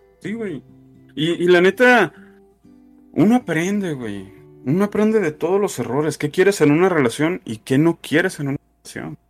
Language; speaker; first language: Spanish; native; Spanish